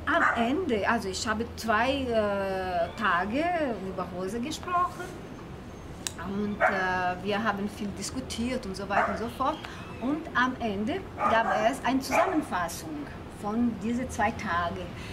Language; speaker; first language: German; non-native, fluent; Portuguese